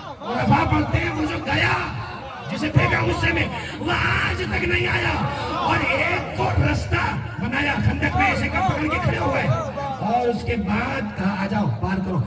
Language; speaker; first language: Urdu; native; Urdu